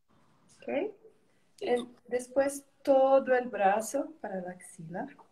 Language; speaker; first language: Spanish; non-native, learner; Portuguese